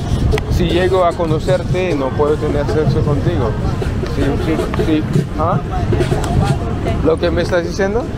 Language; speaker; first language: Spanish; non-native, learner; English